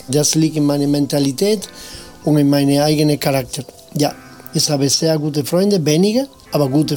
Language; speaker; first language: German; non-native, fluent; Spanish